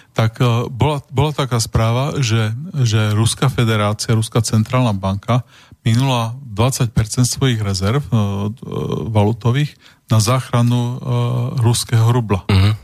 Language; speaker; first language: Slovak; native; Slovak